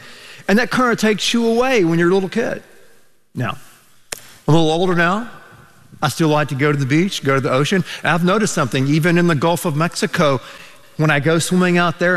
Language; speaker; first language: English; native; English